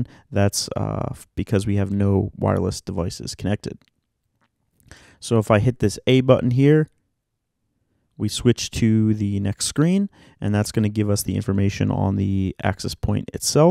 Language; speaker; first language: English; native; English